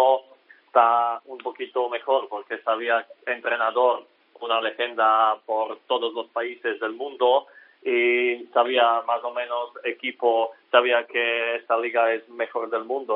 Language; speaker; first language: Spanish; non-native, learner; Slovak